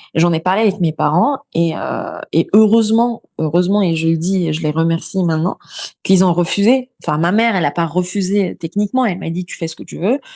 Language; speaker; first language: French; non-native, local second language; Arabic